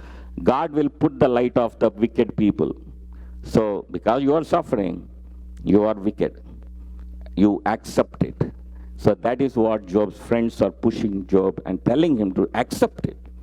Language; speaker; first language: English; non-native, local second language; Telugu